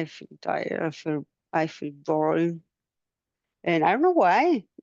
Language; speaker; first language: English; non-native, learner; Spanish